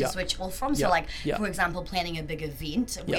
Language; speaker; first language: English; native; English